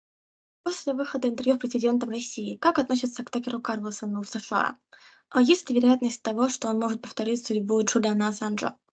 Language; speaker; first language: Russian; native; Russian